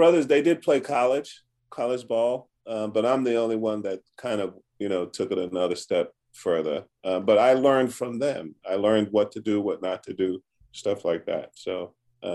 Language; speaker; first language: English; native; English